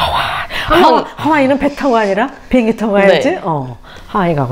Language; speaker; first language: Korean; native; Korean